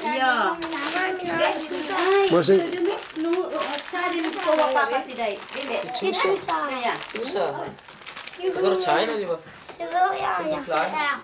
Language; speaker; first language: Danish; non-native, learner; Filipino